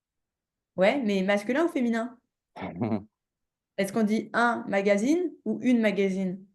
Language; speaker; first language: French; native; French